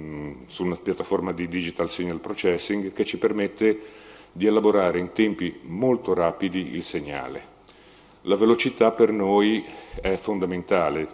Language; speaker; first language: Italian; native; Italian